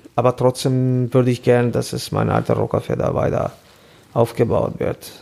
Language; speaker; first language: German; non-native, fluent; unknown